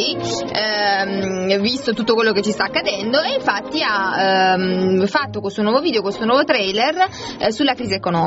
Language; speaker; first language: Italian; native; Italian